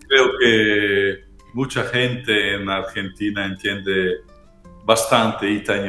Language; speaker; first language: Spanish; non-native, fluent; Italian